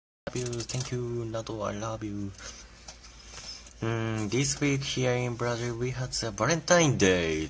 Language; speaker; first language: English; non-native, learner; Japanese